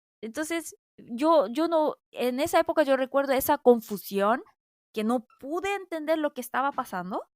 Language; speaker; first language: Spanish; non-native, fluent; Korean